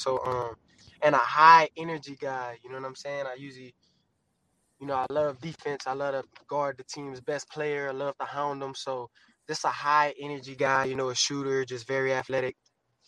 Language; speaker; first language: English; native; English